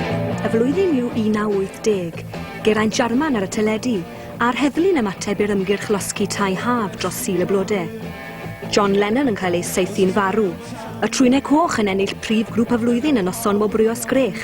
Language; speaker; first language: Welsh; native; Welsh